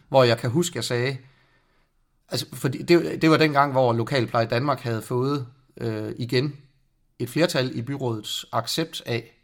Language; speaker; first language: Danish; native; Danish